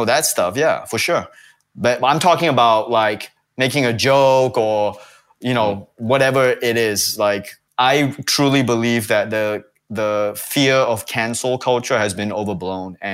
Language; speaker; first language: English; native; English